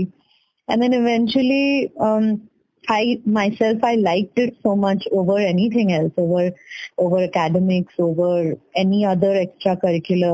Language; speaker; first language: English; non-native, local second language; Bangla